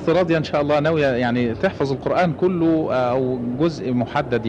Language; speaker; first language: Arabic; native; Arabic